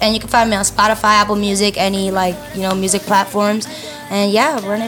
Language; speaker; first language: English; early bilingual, other home language; Spanish